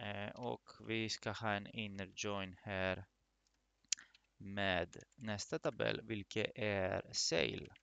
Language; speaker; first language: Swedish; non-native, fluent; Greek